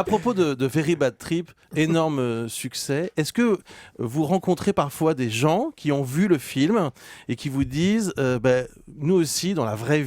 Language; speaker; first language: French; native; French